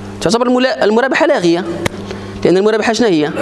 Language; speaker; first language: Arabic; native; Arabic